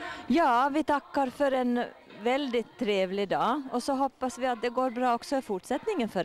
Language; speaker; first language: Swedish; native; Swedish